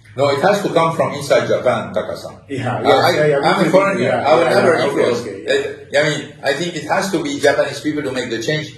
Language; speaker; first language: English; non-native, fluent; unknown